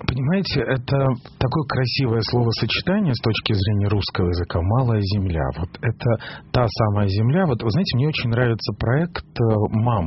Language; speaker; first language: Russian; native; Russian